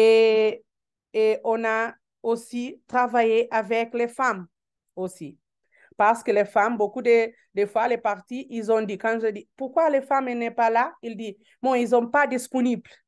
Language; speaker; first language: French; non-native, learner; Portuguese